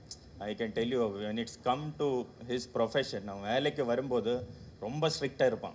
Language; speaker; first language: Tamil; non-native, learner; Malayalam